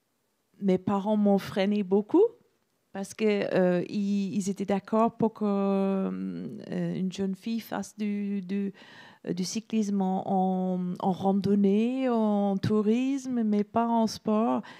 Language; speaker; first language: French; non-native, fluent; English